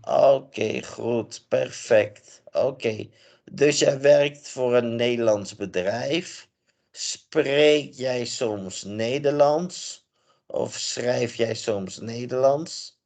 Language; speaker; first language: Dutch; non-native, fluent; English